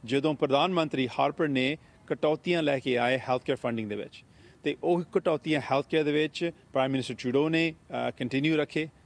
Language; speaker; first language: Punjabi; early bilingual, heritage; Punjabi